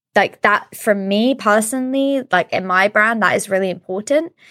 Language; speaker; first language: English; native; English